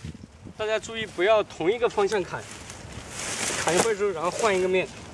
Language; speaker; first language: Chinese; native; Chinese